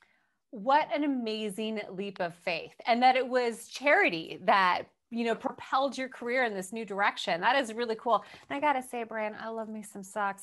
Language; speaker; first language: English; native; English